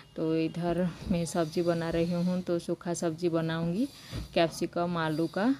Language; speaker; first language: Hindi; non-native, local second language; Odia